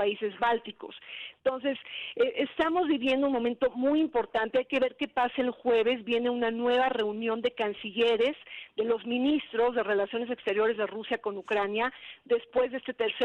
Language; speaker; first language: Spanish; native; Spanish